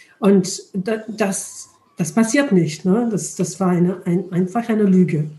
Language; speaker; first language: German; non-native, learner; English